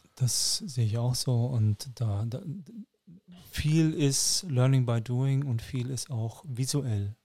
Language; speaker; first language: German; native; German